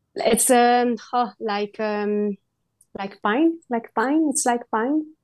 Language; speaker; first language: English; non-native, learner; Dutch